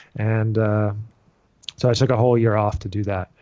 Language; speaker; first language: English; native; English